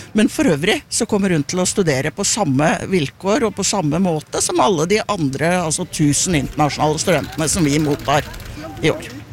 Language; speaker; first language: Norwegian; native; Norwegian